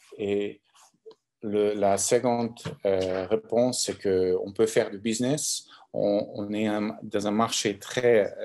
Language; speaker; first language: French; non-native, local second language; German